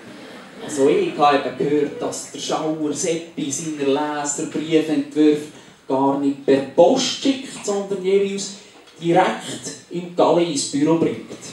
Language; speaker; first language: German; native; German